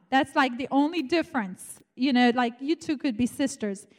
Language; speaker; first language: English; non-native, fluent; Romanian